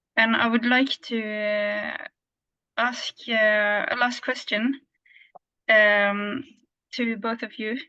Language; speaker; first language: English; non-native, fluent; Norwegian